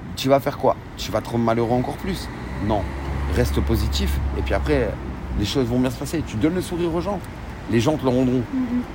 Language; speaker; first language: French; native; French